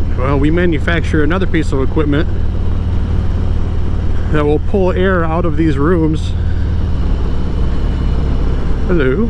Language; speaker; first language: English; native; English